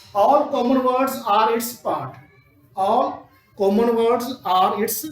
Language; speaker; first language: English; non-native, local second language; Punjabi